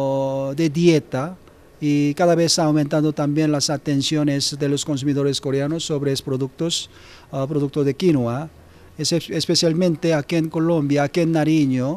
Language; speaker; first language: Spanish; non-native, learner; Korean